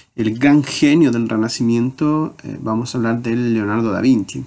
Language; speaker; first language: Spanish; native; Spanish